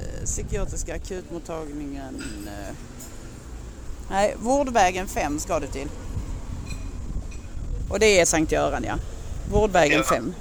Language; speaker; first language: Swedish; native; Swedish